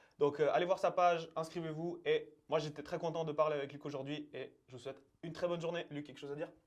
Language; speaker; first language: French; early bilingual, other home language; Czech